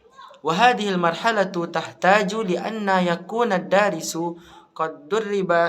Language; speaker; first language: Arabic; non-native, learner; Indonesian